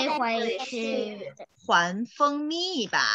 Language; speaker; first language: Chinese; native; Chinese